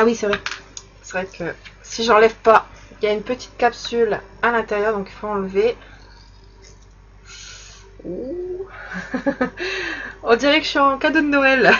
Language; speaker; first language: French; native; French